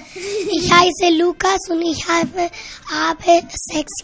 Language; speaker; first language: German; early bilingual, heritage; German